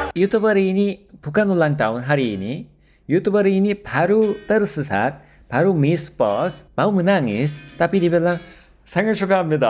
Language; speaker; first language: Indonesian; non-native, fluent; Korean